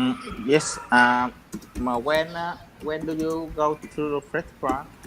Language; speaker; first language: English; non-native, learner; Vietnamese